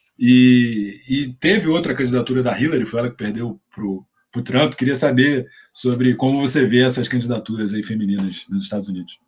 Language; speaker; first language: Portuguese; native; Portuguese